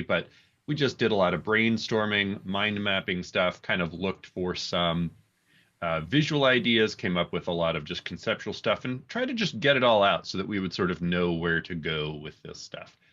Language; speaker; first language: English; native; English